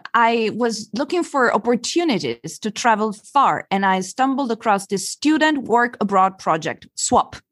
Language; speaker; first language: English; non-native, fluent; Italian